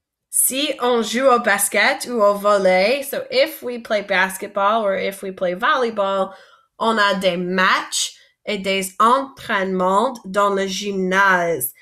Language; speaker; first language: French; non-native, fluent; English